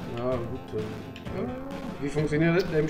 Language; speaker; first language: German; non-native, learner; French